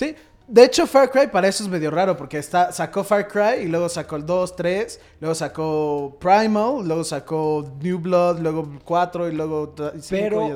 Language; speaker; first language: Spanish; native; Spanish